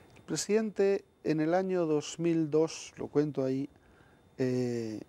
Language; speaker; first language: Spanish; native; Spanish